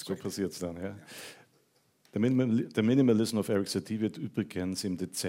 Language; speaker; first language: German; native; German